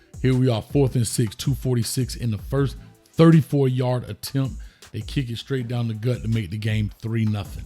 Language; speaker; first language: English; native; English